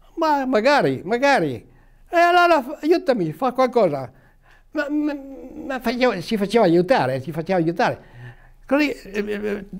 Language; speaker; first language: Italian; native; Italian